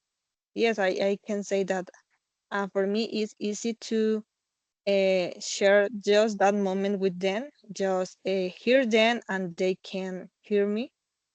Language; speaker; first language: English; non-native, learner; Spanish